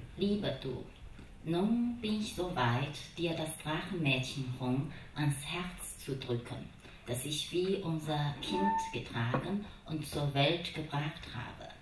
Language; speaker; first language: German; non-native, fluent; Chinese